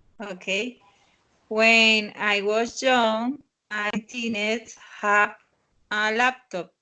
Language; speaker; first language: English; non-native, learner; Spanish